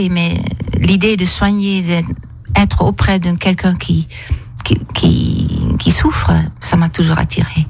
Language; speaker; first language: French; non-native, fluent; Dutch